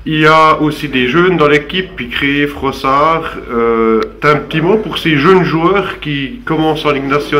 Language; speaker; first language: French; native; French